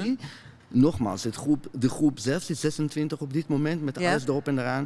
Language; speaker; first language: Dutch; non-native, fluent; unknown